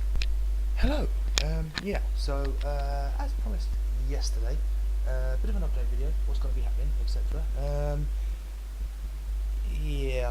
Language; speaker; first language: English; native; English